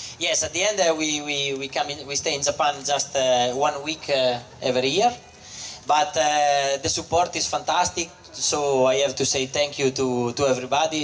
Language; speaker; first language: English; non-native, fluent; Italian